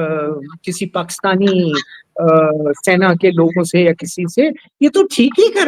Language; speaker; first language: Hindi; native; Hindi